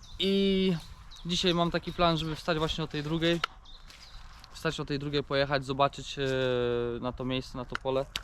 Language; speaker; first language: Polish; native; Polish